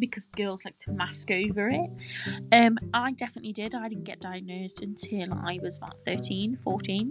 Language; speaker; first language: English; native; English